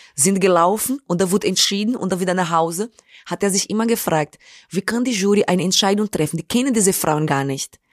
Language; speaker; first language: German; non-native, fluent; Portuguese